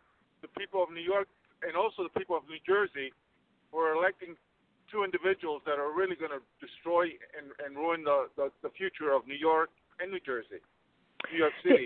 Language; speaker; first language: English; native; English